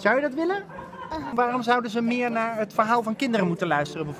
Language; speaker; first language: Dutch; native; Dutch